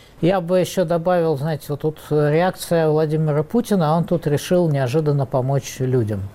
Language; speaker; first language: Russian; native; Russian